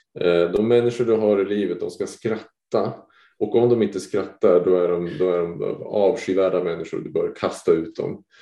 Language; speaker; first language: Swedish; native; Swedish